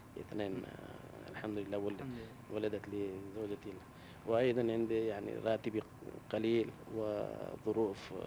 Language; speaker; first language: Arabic; non-native, local second language; Urdu